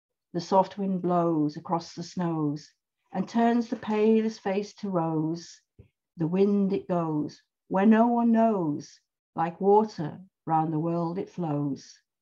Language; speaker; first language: English; native; English